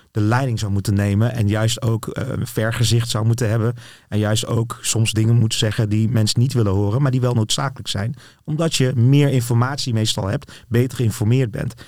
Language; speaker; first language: Dutch; early bilingual, other home language; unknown